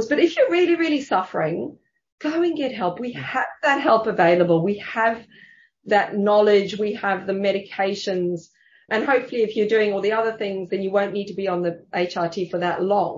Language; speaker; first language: English; native; English